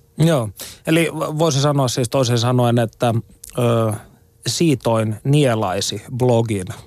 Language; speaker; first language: Finnish; native; Finnish